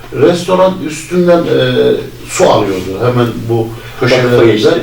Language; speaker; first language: Turkish; native; Turkish